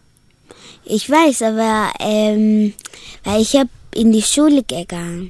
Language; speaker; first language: German; early bilingual, other home language; Kurdish